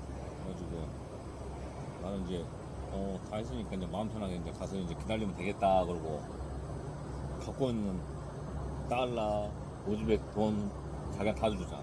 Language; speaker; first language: Korean; native; Korean